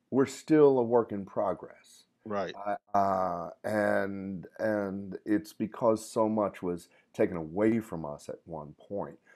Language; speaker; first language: English; native; English